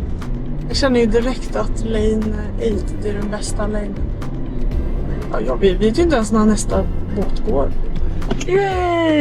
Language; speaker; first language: Swedish; native; Swedish